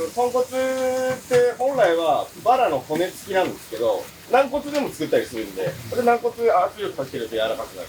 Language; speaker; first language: Japanese; native; Japanese